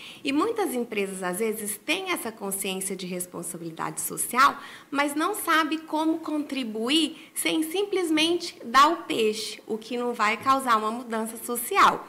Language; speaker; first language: Portuguese; native; Portuguese